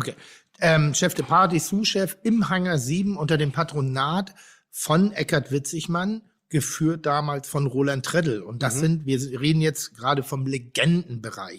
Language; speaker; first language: German; native; German